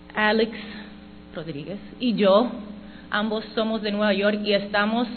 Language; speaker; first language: Spanish; early bilingual, heritage; Spanish